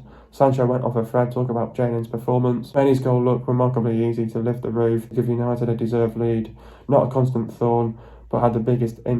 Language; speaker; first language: English; native; English